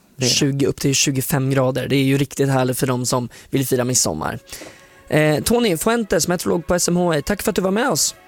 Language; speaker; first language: Swedish; native; Swedish